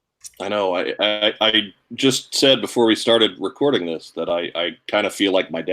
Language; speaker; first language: English; native; English